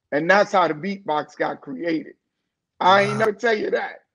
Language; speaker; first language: English; native; English